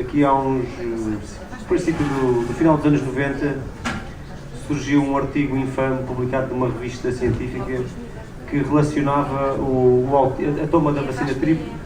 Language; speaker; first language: Portuguese; native; Portuguese